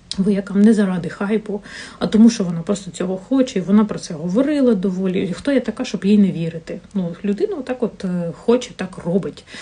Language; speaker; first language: Ukrainian; non-native, local second language; Russian